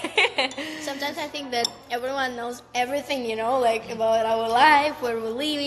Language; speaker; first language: English; non-native, learner; Russian